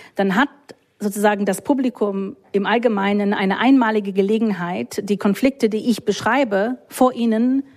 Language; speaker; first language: German; non-native, fluent; English